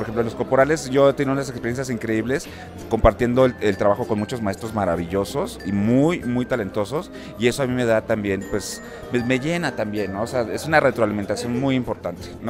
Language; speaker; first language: Spanish; native; Spanish